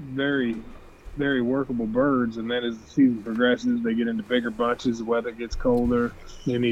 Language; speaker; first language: English; native; English